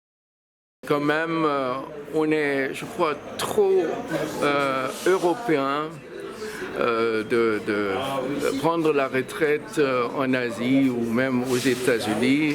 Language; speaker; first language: French; non-native, fluent; German